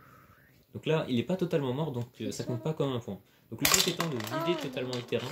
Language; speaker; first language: French; native; French